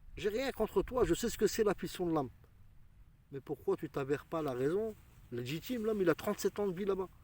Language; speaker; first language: French; early bilingual, other home language; Arabic